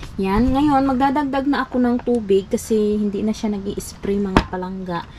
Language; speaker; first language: Filipino; non-native, local second language; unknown